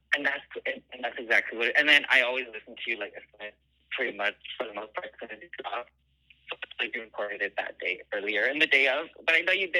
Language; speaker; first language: English; non-native, fluent; Arabic